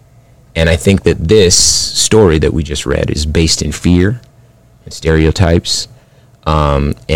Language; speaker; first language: English; early bilingual, other home language; Spanish